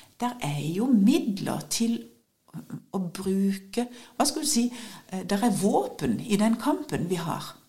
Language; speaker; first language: Norwegian; native; Norwegian